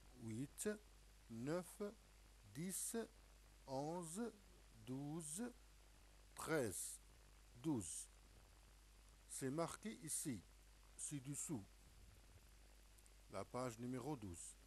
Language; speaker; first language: French; non-native, local second language; Arabic